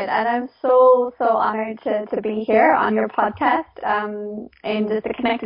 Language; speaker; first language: English; native; English